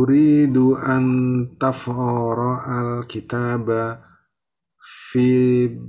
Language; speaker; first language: Arabic; non-native, learner; Indonesian